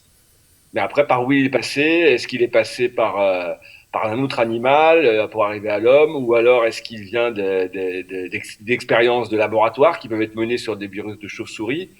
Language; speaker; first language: French; native; French